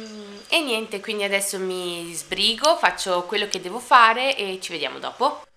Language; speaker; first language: Italian; native; Italian